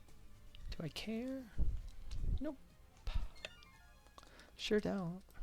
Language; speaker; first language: English; native; English